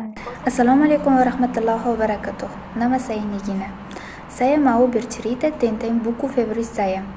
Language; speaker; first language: Indonesian; non-native, learner; Uzbek